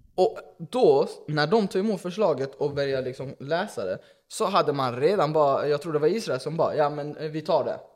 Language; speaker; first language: Swedish; early bilingual, other home language; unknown